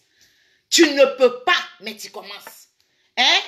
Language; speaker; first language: French; native; French